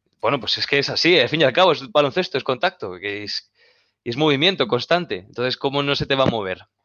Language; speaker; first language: Spanish; native; Spanish